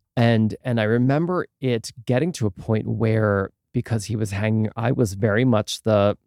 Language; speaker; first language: English; native; English